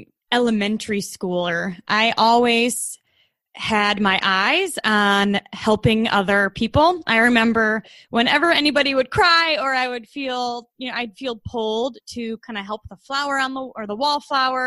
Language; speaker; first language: English; native; English